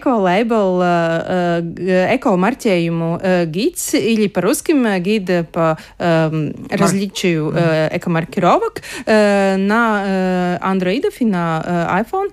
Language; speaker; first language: Russian; non-native, local second language; Latvian